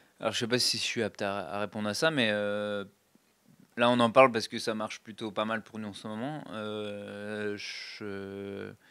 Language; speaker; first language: French; native; French